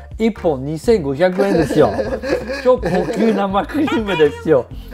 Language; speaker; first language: Japanese; non-native, fluent; French